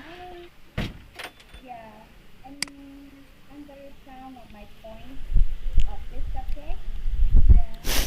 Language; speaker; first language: English; non-native, learner; Vietnamese